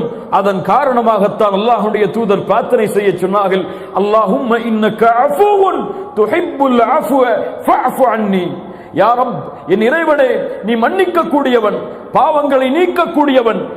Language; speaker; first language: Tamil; native; Tamil